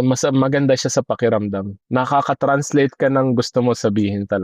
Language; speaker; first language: Filipino; non-native, fluent; Arabic